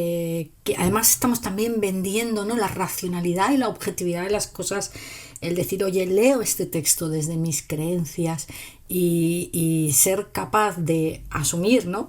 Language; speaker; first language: Spanish; native; Spanish